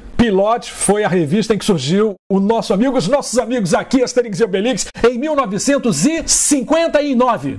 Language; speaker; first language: Portuguese; native; Portuguese